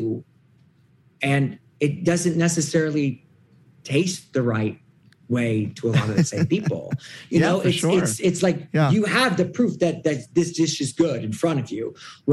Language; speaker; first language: English; native; English